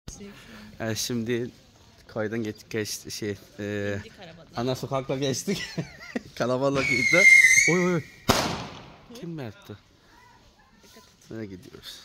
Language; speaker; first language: Turkish; non-native, learner; Chinese